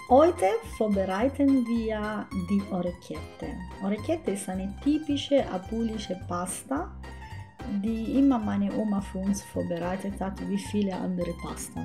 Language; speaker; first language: German; non-native, fluent; Italian